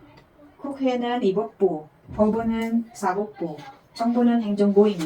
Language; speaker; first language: Korean; non-native, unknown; Filipino